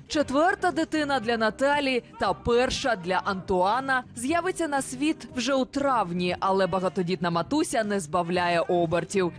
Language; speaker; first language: Ukrainian; native; Ukrainian